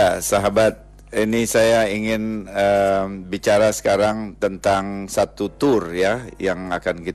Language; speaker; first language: Indonesian; native; Indonesian